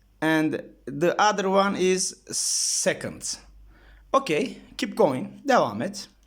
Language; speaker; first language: English; non-native, learner; Turkish